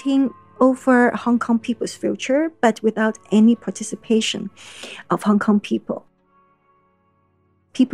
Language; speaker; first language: English; non-native, local second language; Cantonese